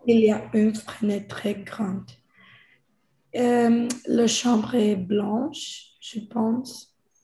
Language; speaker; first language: French; non-native, learner; English